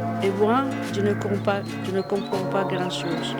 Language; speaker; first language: French; non-native, learner; Spanish